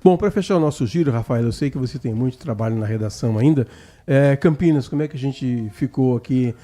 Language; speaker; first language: Portuguese; native; Portuguese